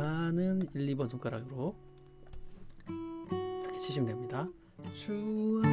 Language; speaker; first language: Korean; native; Korean